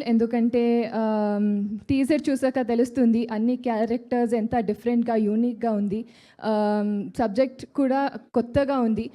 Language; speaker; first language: Telugu; non-native, learner; Kannada